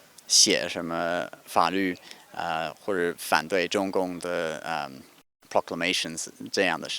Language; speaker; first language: Chinese; non-native, fluent; English